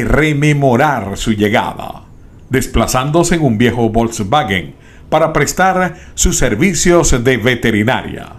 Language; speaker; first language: Spanish; native; Spanish